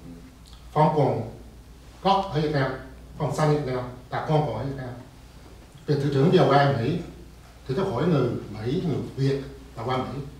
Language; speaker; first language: Vietnamese; early bilingual, heritage; English